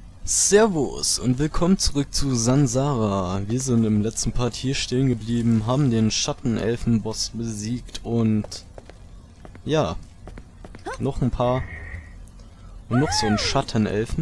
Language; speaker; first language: German; native; German